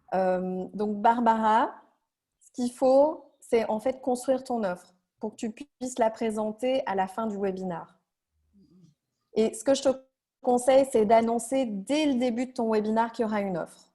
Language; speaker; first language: French; native; French